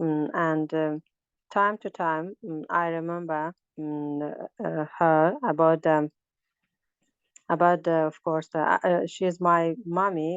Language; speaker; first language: English; non-native, learner; Azerbaijani